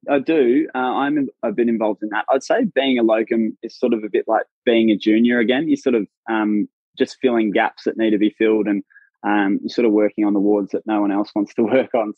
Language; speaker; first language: English; native; English